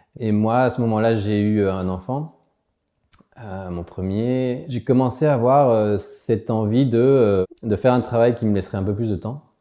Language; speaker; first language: French; early bilingual, other home language; Spanish